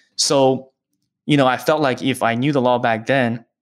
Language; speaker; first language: English; early bilingual, other home language; Chinese